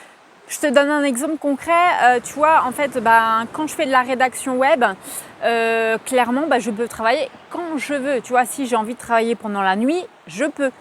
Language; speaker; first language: French; native; French